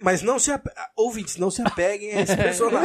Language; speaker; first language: Portuguese; native; Portuguese